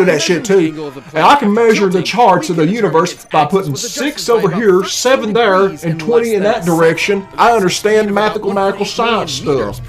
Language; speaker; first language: English; native; English